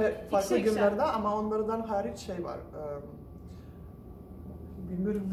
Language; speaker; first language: Turkish; non-native, fluent; Russian